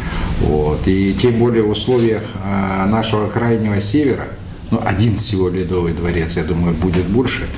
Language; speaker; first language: Russian; native; Russian